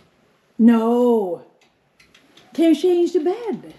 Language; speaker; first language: English; non-native, fluent; Swedish